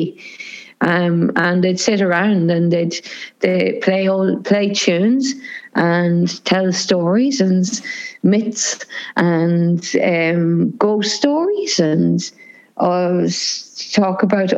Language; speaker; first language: English; native; English